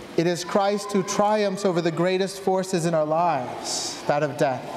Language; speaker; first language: English; native; English